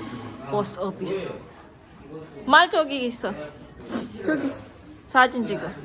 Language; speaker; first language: Korean; non-native, learner; Filipino